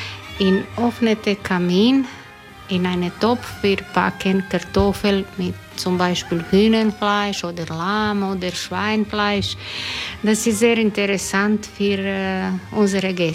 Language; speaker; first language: German; non-native, learner; Croatian